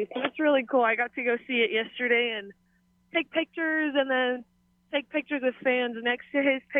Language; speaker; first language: English; native; English